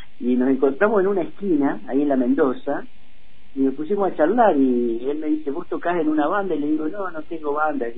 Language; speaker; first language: Spanish; native; Spanish